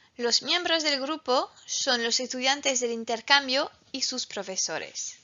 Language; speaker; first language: Spanish; non-native, fluent; French